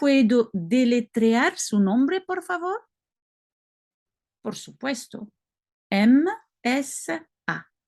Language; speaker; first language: Spanish; non-native, learner; French